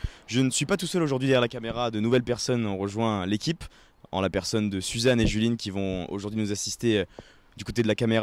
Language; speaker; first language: French; native; French